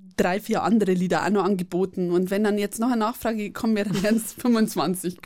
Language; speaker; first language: German; native; German